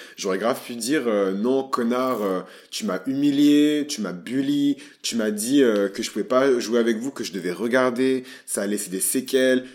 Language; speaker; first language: French; native; French